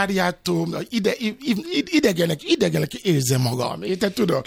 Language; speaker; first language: Hungarian; non-native, fluent; Yoruba